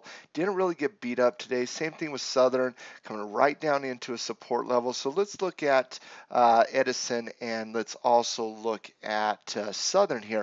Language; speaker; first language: English; native; English